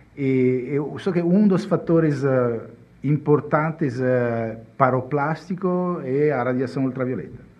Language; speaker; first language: Portuguese; non-native, fluent; Italian